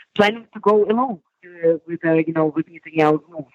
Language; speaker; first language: English; non-native, fluent; Hebrew